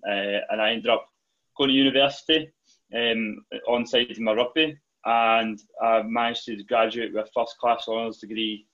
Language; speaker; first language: English; native; English